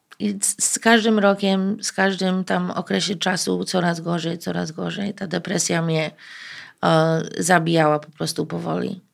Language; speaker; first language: Polish; early bilingual, heritage; Polish